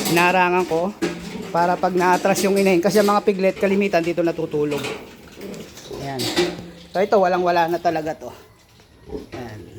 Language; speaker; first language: Filipino; non-native, local second language; Cebuano